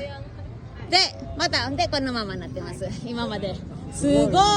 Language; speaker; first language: Japanese; non-native, fluent; Filipino